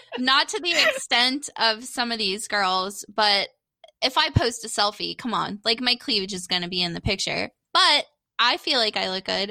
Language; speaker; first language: English; native; English